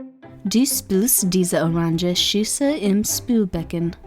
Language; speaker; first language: German; non-native, fluent; English